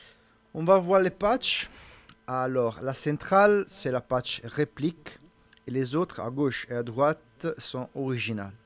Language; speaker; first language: French; non-native, learner; Italian